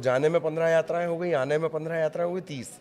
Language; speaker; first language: Hindi; native; Hindi